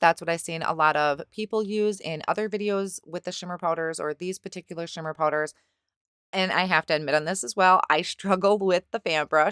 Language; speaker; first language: English; native; English